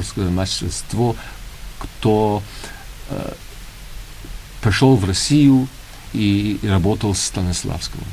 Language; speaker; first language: Russian; early bilingual, heritage; Russian